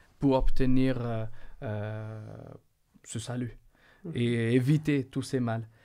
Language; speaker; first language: French; non-native, fluent; Portuguese